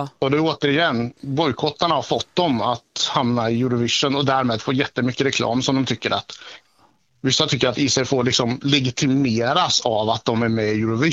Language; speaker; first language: Swedish; native; Swedish